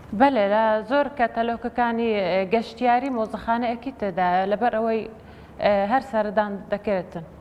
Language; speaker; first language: Central Kurdish; non-native, local second language; Kurdish